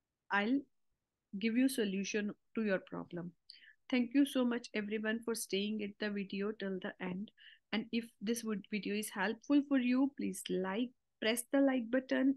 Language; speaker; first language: English; non-native, local second language; Hindi